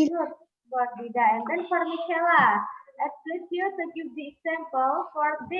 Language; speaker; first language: English; non-native, fluent; Indonesian